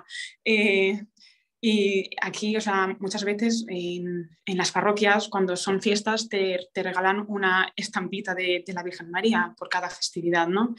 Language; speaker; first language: Spanish; early bilingual, other home language; Romanian